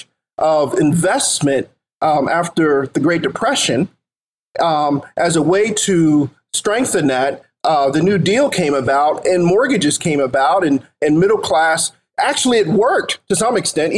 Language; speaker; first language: English; native; English